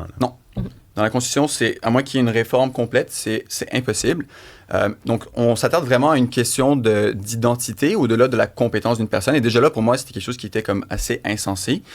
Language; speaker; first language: French; native; French